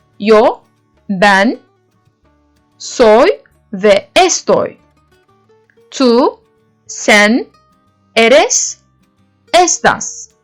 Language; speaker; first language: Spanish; non-native, learner; Turkish